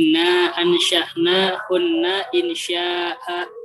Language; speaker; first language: Arabic; non-native, learner; Indonesian